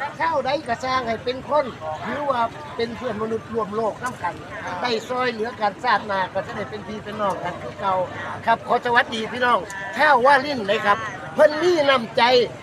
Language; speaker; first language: Thai; native; Thai